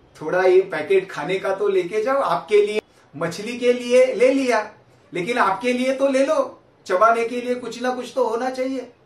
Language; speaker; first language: Hindi; non-native, local second language; Marathi